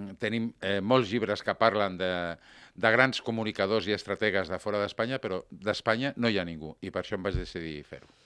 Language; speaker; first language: Catalan; non-native, local second language; Spanish